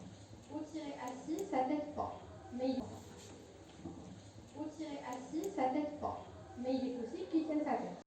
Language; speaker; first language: French; non-native, local second language; Arabic